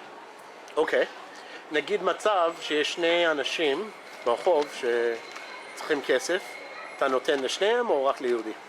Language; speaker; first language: Hebrew; non-native, fluent; English